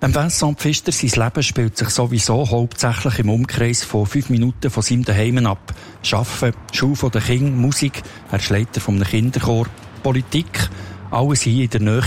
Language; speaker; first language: German; native; German